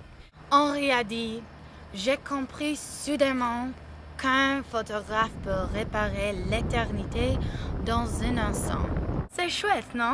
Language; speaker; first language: French; non-native, learner; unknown